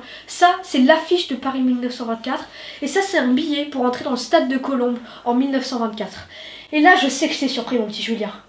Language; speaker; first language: French; native; French